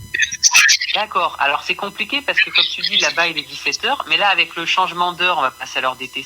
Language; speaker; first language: French; native; French